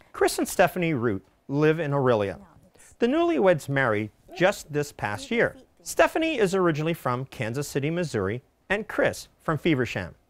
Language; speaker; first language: English; native; English